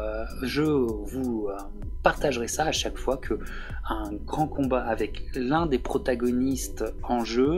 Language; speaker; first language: French; native; French